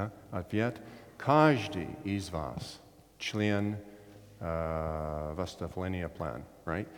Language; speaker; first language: Russian; non-native, learner; English